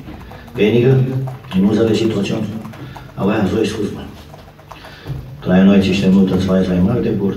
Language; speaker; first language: German; non-native, learner; Romanian